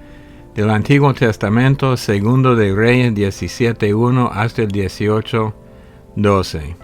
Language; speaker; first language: Spanish; native; Spanish